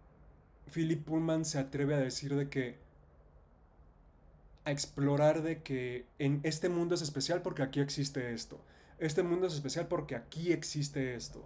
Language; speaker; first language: Spanish; native; Spanish